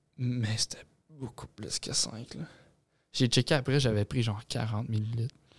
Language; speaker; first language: French; native; French